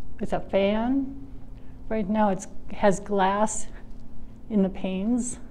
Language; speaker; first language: English; native; English